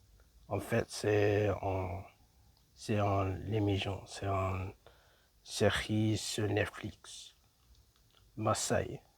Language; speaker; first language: French; non-native, learner; English